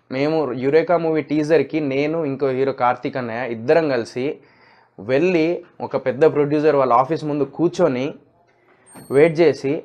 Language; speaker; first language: Telugu; native; Telugu